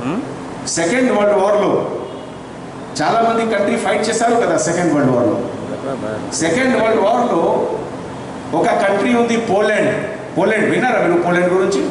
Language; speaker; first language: Telugu; non-native, fluent; Hindi